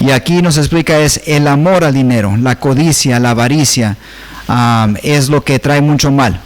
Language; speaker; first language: Spanish; early bilingual, heritage; Spanish